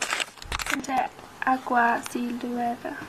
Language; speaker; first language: Spanish; non-native, learner; English